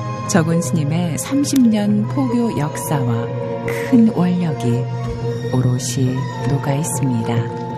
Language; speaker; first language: Korean; native; Korean